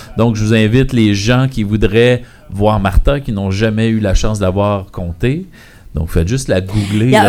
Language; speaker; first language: French; native; French